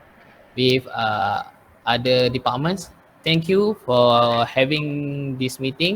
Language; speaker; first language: English; non-native, learner; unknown